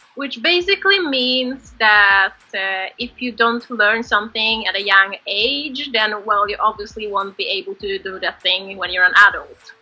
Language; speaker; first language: English; non-native, fluent; Polish